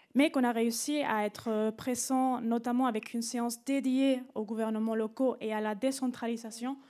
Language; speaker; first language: French; non-native, fluent; Spanish